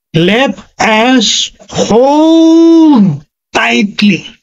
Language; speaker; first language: English; non-native, local second language; Filipino